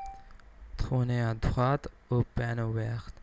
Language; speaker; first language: French; non-native, learner; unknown